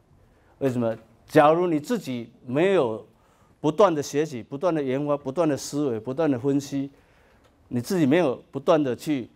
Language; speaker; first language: Chinese; native; Chinese